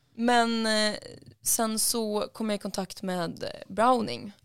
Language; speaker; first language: Swedish; native; Swedish